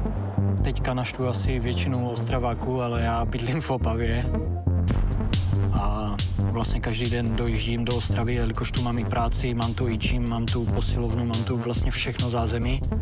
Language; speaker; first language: Czech; native; Czech